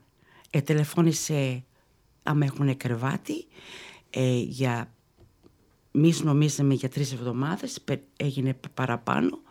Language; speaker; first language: Greek; early bilingual, heritage; Greek